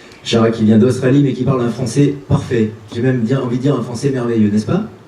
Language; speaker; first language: French; native; French